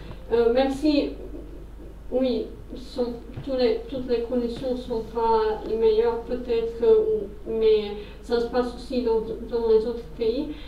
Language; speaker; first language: French; non-native, fluent; Serbian